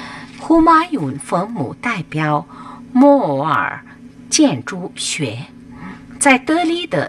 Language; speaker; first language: Chinese; non-native, fluent; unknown